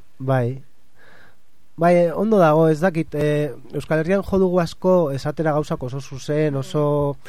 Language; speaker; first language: Basque; non-native, fluent; Catalan